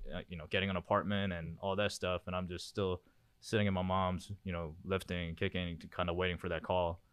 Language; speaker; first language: English; early bilingual, other home language; Korean